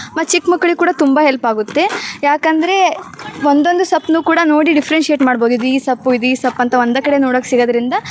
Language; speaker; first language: Kannada; native; Kannada